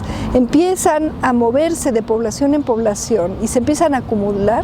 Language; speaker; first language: Spanish; native; Spanish